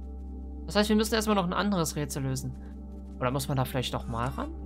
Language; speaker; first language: German; native; German